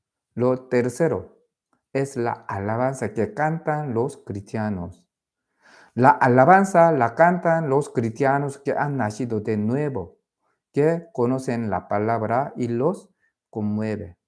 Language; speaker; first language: Spanish; non-native, fluent; Korean